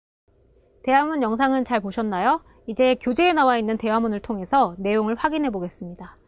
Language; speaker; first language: Korean; native; Korean